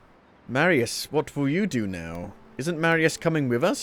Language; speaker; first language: English; native; English